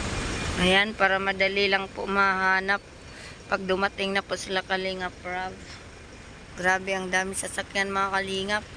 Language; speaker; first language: Filipino; non-native, local second language; Cebuano